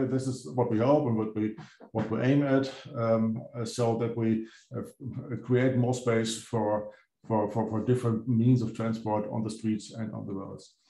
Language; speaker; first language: English; non-native, fluent; German